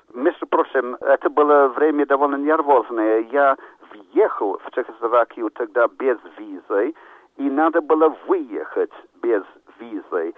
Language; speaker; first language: Russian; non-native, fluent; English